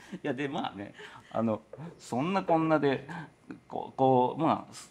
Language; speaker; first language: Japanese; native; Japanese